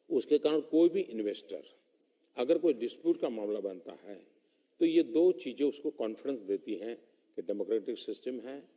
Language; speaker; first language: Hindi; non-native, local second language; Gujarati